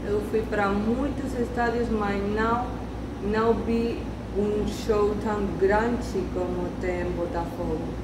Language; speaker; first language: Portuguese; non-native, learner; Spanish